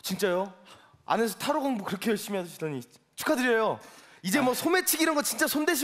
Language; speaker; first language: Korean; native; Korean